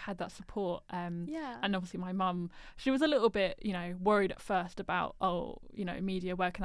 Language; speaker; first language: English; native; English